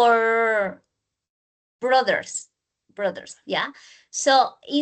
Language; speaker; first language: English; non-native, learner; Spanish